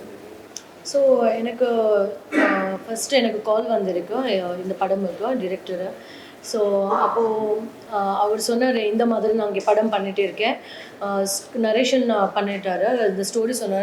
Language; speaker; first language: Tamil; non-native, learner; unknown